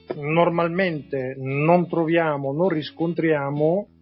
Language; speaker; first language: Italian; native; Italian